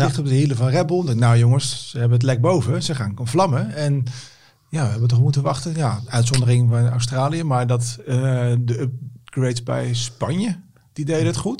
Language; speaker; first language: Dutch; native; Dutch